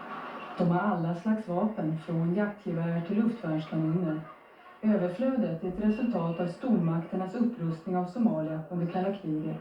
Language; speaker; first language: Swedish; native; Swedish